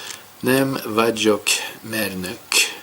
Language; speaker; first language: Hungarian; non-native, learner; Swedish